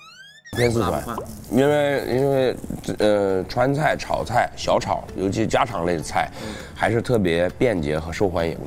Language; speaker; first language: Chinese; native; Chinese